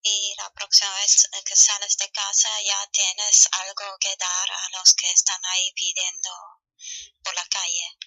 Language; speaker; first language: Spanish; non-native, fluent; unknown